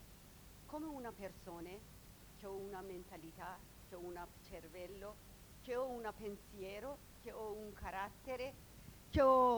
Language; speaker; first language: Italian; non-native, learner; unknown